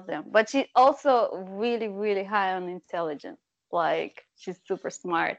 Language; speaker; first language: English; non-native, fluent; Russian